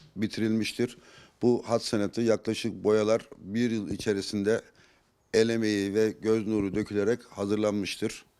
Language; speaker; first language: Turkish; native; Turkish